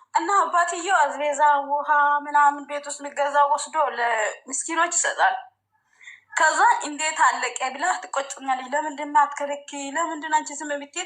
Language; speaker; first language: Amharic; non-native, local second language; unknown